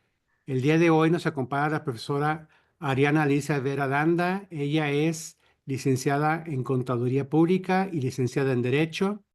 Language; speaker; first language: Spanish; native; Spanish